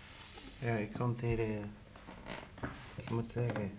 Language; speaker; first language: Dutch; non-native, learner; Turkish